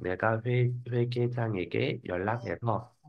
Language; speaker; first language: Korean; non-native, fluent; Vietnamese